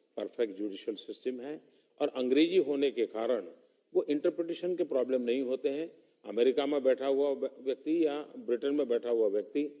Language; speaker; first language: Hindi; non-native, local second language; Gujarati